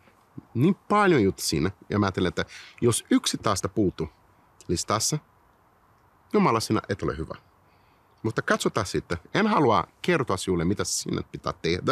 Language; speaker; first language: Finnish; non-native, fluent; Portuguese